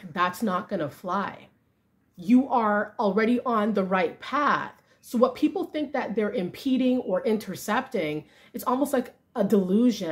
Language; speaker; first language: English; native; English